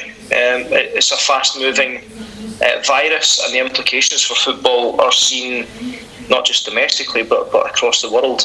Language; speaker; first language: English; native; English